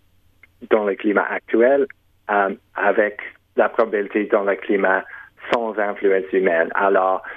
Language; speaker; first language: French; non-native, local second language; English